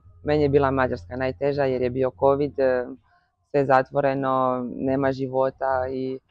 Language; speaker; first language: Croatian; early bilingual, heritage; Croatian